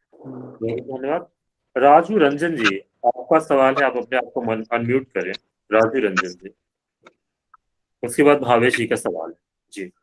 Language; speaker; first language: Hindi; native; Hindi